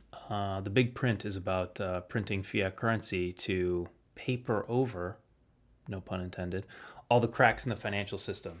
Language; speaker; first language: English; native; English